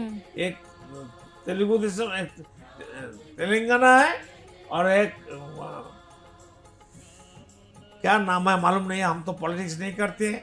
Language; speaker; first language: Hindi; non-native, local second language; Bangla